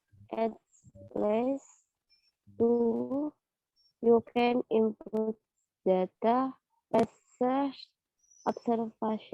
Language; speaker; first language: English; non-native, learner; Indonesian